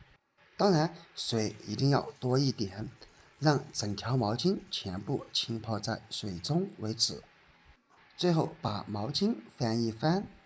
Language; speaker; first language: Chinese; native; Chinese